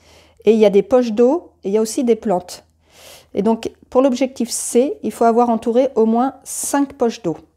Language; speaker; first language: French; native; French